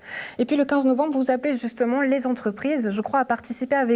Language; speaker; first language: French; native; French